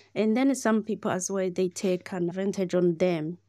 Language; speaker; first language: English; non-native, learner; Rundi